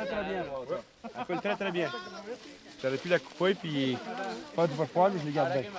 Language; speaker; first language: French; native; French